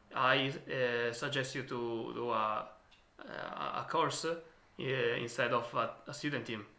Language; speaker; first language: English; non-native, learner; Italian